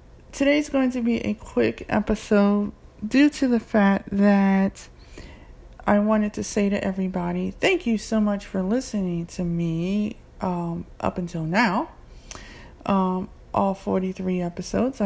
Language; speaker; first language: English; native; English